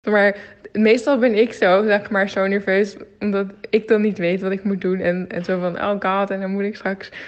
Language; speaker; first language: Dutch; native; Dutch